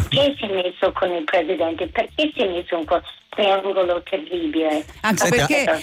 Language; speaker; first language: Italian; non-native, fluent; English